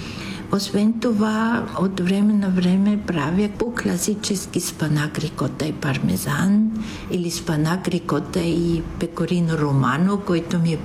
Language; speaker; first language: Bulgarian; non-native, fluent; Italian